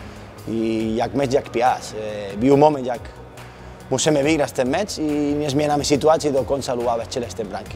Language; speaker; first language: Polish; non-native, learner; Spanish